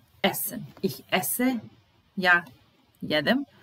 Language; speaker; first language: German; non-native, fluent; Serbian